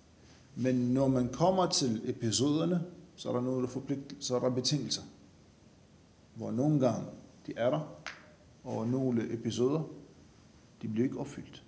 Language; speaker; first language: Danish; non-native, fluent; Arabic